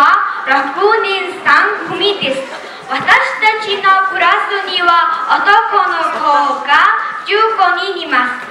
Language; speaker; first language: Japanese; non-native, learner; Mongolian